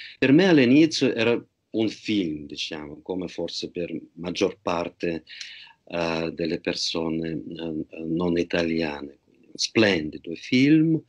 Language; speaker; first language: Italian; non-native, fluent; Russian